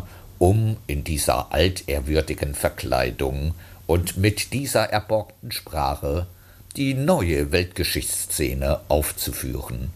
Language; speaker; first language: German; native; German